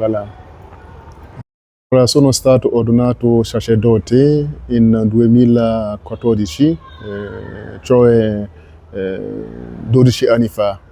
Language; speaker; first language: Italian; non-native, learner; French